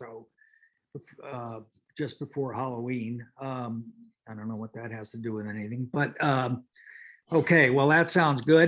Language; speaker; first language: English; native; English